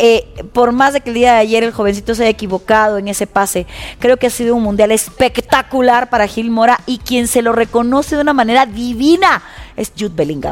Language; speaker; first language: Spanish; native; Spanish